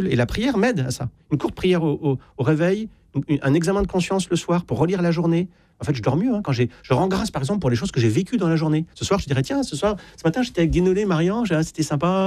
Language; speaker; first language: French; native; French